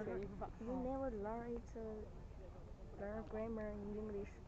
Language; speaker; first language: English; non-native, learner; Chinese